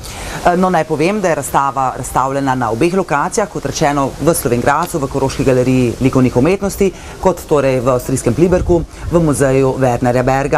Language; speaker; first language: Slovenian; native; Slovenian